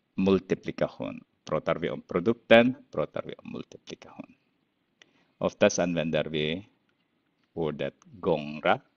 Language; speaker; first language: Swedish; non-native, fluent; Filipino